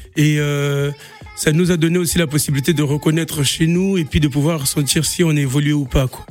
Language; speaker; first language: French; non-native, local second language; Lingala